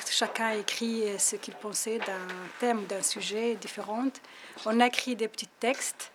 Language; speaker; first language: French; non-native, learner; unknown